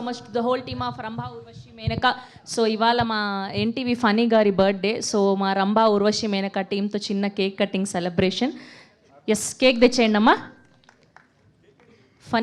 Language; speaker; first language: Telugu; native; Telugu